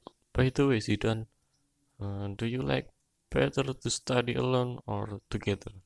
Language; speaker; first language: English; non-native, learner; Indonesian